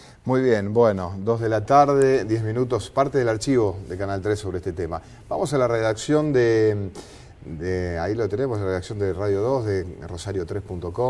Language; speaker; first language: Spanish; native; Spanish